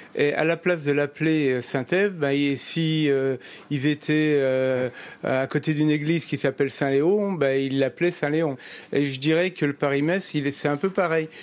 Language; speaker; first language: French; native; French